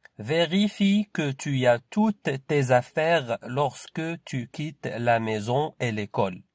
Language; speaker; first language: French; non-native, local second language; Arabic